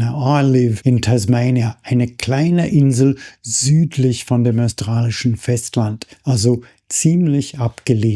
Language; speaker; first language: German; non-native, fluent; English